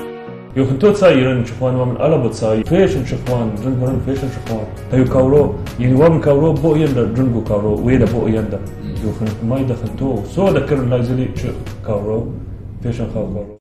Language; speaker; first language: Chinese; non-native, learner; Arabic